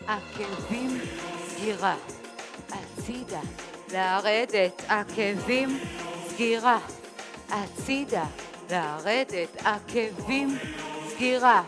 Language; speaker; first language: Hebrew; native; Hebrew